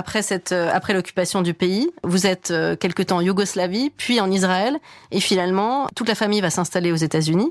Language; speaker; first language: French; native; French